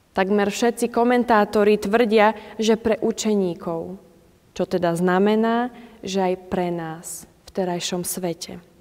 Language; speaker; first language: Slovak; native; Slovak